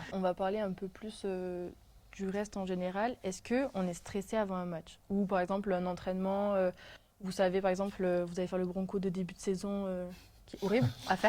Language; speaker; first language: French; native; French